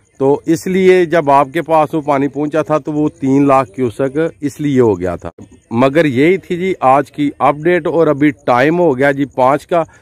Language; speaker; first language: Urdu; non-native, local second language; Punjabi